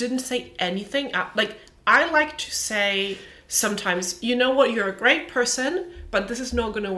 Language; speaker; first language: English; non-native, fluent; Polish